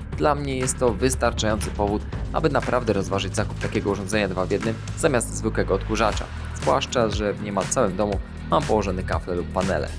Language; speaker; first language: Polish; native; Polish